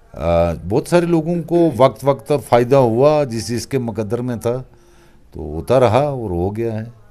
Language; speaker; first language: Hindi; non-native, local second language; Kashmiri